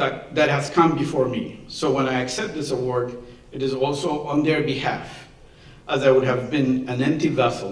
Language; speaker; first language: English; non-native, local second language; Amharic